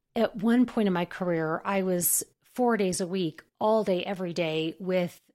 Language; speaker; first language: English; native; English